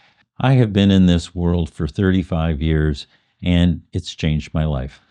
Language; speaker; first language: English; native; English